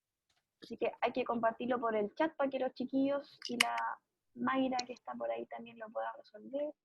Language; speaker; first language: Spanish; native; Spanish